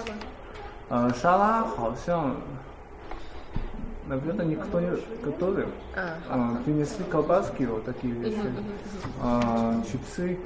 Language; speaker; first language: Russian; non-native, learner; Chinese